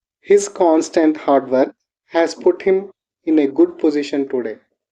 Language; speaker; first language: English; non-native, local second language; Telugu